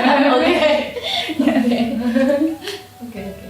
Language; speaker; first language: English; non-native, local second language; Vietnamese